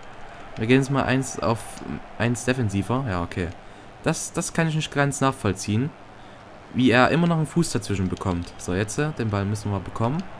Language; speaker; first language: German; native; German